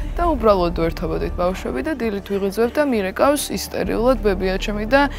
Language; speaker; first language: Georgian; native; Georgian